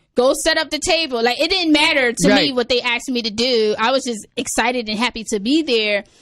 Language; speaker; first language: English; native; English